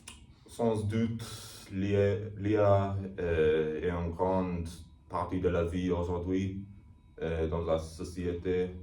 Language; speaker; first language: French; non-native, learner; English